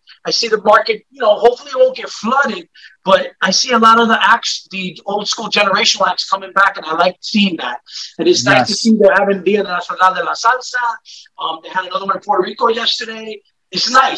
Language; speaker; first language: English; native; English